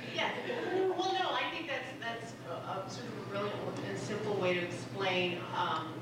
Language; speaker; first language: English; non-native, local second language; Filipino